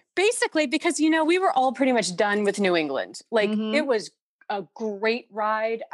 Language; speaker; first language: English; native; English